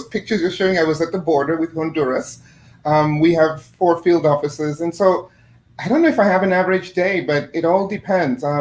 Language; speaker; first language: English; non-native, fluent; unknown